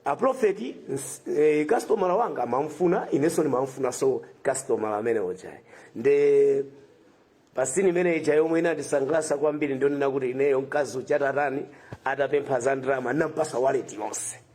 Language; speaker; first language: Nyanja; non-native, local second language; Tumbuka